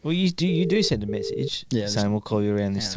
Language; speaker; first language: English; native; English